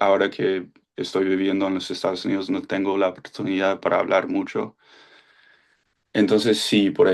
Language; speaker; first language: Spanish; non-native, fluent; English